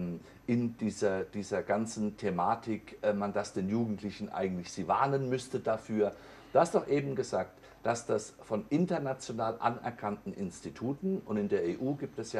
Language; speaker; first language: German; native; German